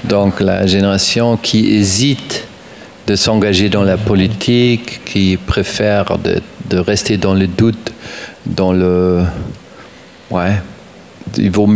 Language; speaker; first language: French; non-native, fluent; German